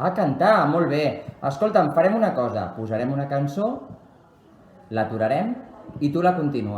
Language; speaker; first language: Catalan; native; Catalan